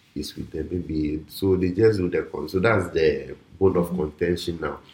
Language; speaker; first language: English; non-native, local second language; Ewe